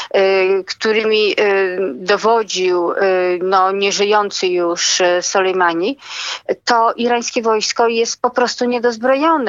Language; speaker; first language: Polish; native; Polish